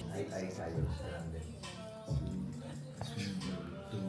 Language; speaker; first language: Spanish; non-native, learner; English